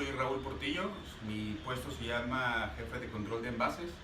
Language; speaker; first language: Spanish; native; Spanish